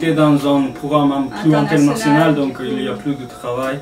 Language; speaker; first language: French; non-native, learner; Japanese